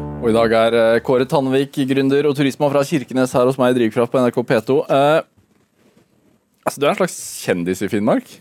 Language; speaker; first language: Norwegian; native; Norwegian